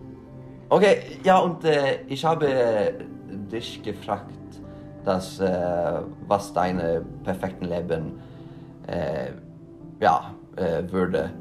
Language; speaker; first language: German; non-native, learner; Norwegian